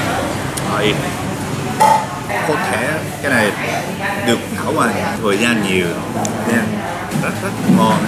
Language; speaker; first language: Vietnamese; non-native, learner; Japanese